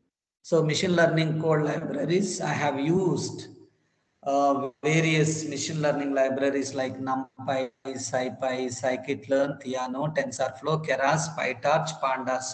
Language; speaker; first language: English; non-native, local second language; Telugu